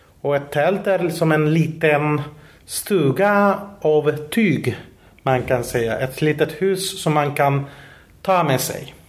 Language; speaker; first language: Swedish; non-native, fluent; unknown